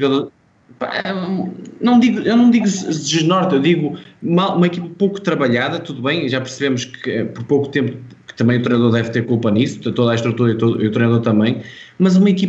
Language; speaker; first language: Portuguese; native; Portuguese